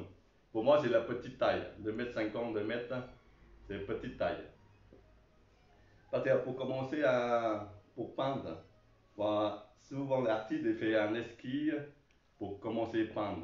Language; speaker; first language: French; non-native, learner; Chinese